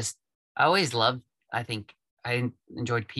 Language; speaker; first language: English; native; English